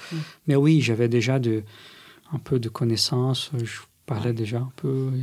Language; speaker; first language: French; non-native, fluent; Portuguese